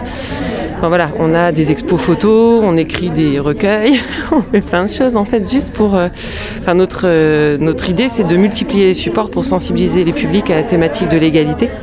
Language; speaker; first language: French; native; French